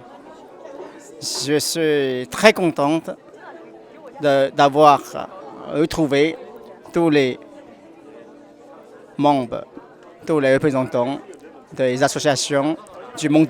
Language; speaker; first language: French; non-native, fluent; Chinese